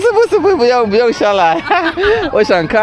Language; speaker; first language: Chinese; non-native, learner; Rundi